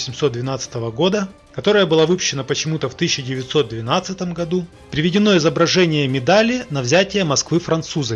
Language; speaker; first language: Russian; native; Russian